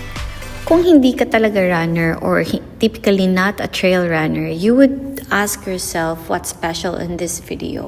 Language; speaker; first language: English; non-native, local second language; Filipino